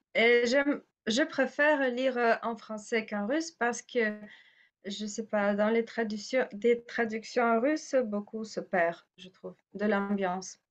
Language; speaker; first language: French; non-native, fluent; Russian